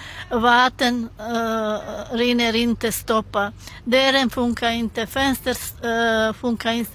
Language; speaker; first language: Swedish; non-native, learner; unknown